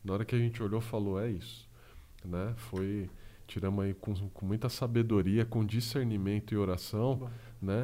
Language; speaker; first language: Portuguese; native; Portuguese